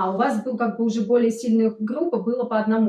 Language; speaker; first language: Russian; native; Russian